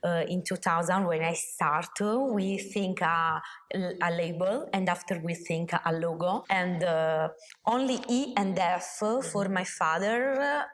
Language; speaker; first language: English; non-native, learner; Italian